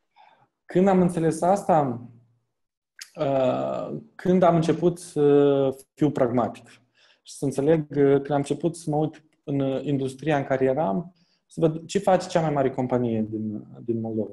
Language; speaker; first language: Romanian; native; Romanian